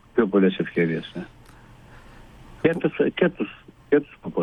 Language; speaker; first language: Greek; non-native, fluent; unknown